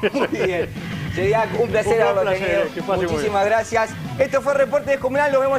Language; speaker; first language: Spanish; native; Spanish